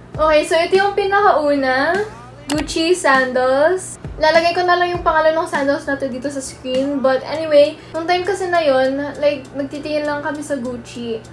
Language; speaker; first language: Filipino; native; Filipino